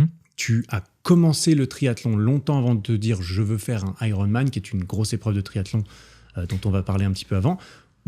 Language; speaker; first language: French; native; French